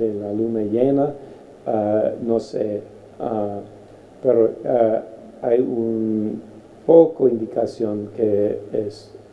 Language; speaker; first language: Spanish; non-native, fluent; English